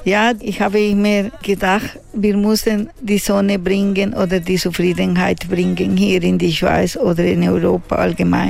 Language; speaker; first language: German; non-native, learner; Spanish